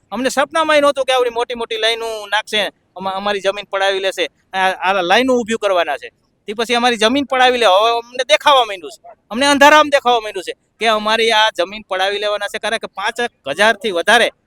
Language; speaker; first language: Gujarati; native; Gujarati